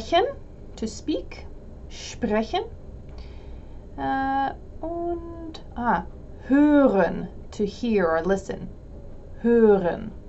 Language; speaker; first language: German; non-native, fluent; English